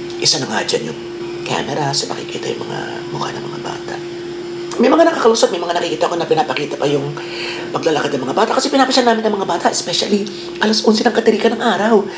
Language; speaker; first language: Filipino; native; Filipino